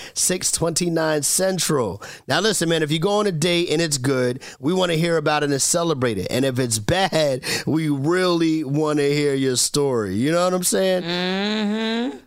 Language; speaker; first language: English; native; English